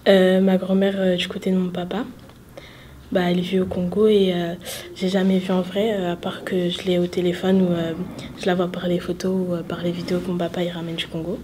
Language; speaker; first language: French; native; French